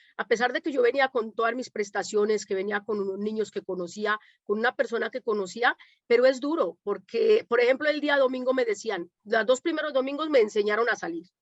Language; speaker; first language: Spanish; native; Spanish